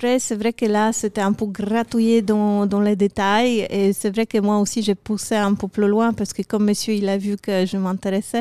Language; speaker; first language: French; non-native, fluent; Polish